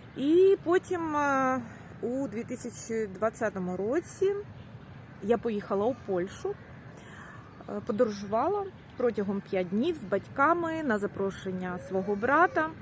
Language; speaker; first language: Ukrainian; non-native, local second language; Russian